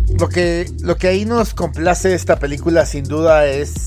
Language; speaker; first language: Spanish; native; Spanish